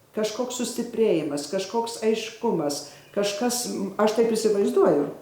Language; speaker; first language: Lithuanian; early bilingual, heritage; Lithuanian